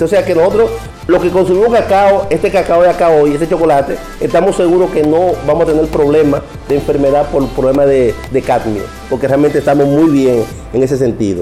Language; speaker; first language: Spanish; native; Spanish